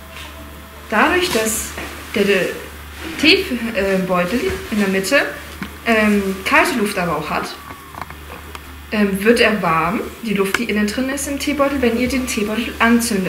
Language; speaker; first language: German; native; German